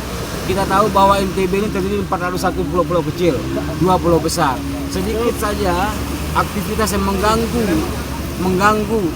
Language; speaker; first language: Indonesian; native; Indonesian